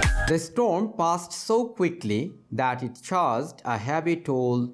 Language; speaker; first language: English; non-native, local second language; Bangla